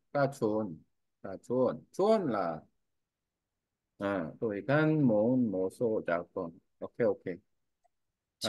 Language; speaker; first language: Vietnamese; non-native, learner; Korean